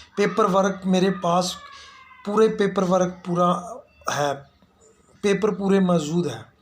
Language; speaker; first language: Hindi; non-native, local second language; Punjabi